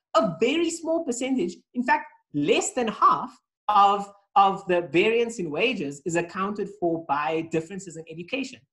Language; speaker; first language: English; native; English